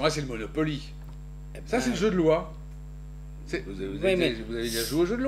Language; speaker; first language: French; native; French